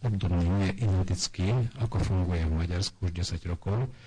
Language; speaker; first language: Slovak; non-native, local second language; Hungarian